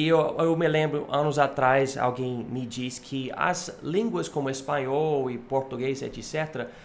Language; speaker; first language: Portuguese; non-native, fluent; English